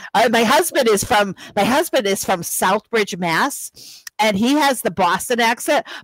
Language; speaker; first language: English; native; English